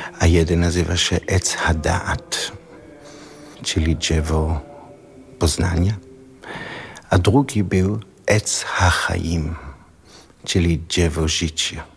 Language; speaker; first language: Polish; non-native, learner; Hebrew